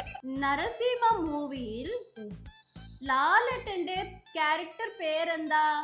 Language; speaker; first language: Malayalam; non-native, learner; Tamil